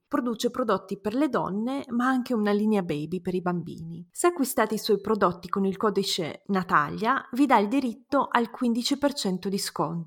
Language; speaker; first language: Italian; native; Italian